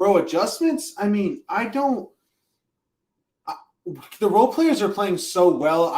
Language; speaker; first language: English; native; English